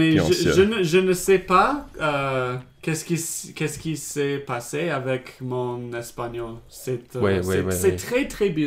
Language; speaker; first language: French; non-native, learner; English